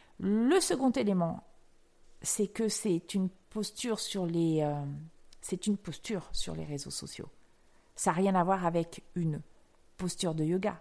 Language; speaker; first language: French; native; French